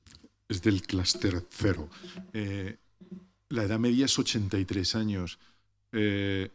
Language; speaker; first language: Spanish; native; Spanish